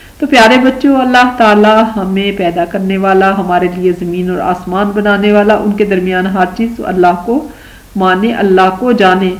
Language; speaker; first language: Urdu; non-native, local second language; Punjabi